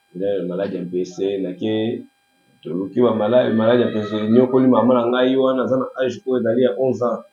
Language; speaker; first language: Lingala; non-native, local second language; Kongo